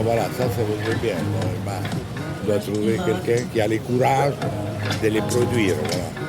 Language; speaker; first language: French; non-native, fluent; Italian